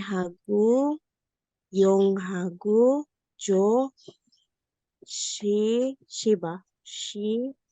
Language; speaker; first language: Korean; non-native, learner; Filipino